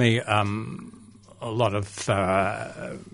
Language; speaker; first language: English; native; English